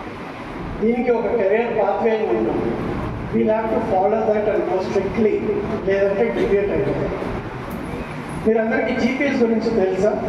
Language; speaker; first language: Telugu; non-native, fluent; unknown